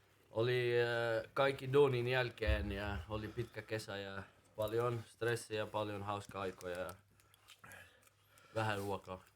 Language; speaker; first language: Finnish; non-native, learner; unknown